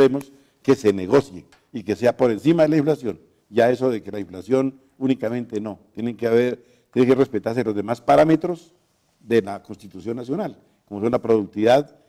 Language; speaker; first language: Spanish; native; Spanish